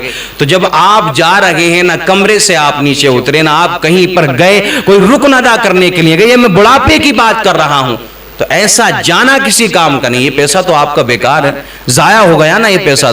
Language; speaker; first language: Urdu; native; Urdu